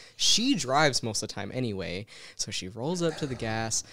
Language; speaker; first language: English; native; English